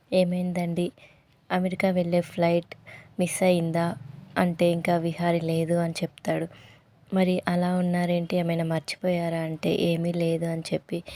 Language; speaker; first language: Telugu; native; Telugu